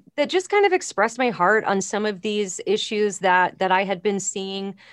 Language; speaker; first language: English; native; English